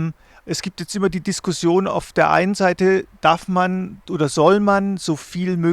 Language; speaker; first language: German; native; German